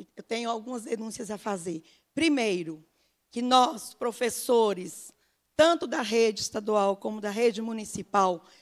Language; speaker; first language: Portuguese; native; Portuguese